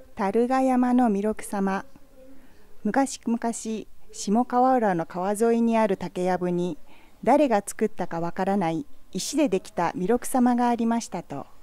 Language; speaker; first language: Japanese; native; Japanese